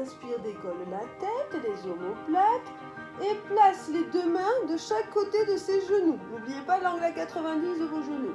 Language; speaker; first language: French; native; French